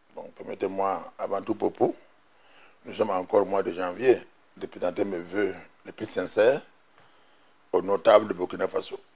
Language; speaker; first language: French; non-native, local second language; Mossi